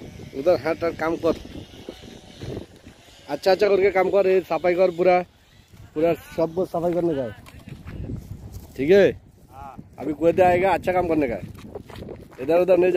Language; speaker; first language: Hindi; non-native, learner; Bangla